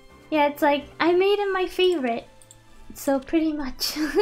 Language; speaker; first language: English; early bilingual, other home language; Spanish